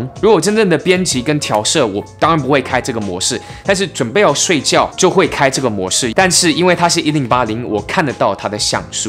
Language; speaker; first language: Chinese; early bilingual, heritage; English